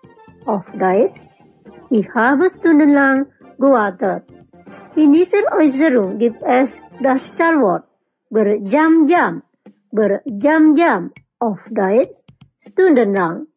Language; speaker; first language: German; non-native, fluent; Indonesian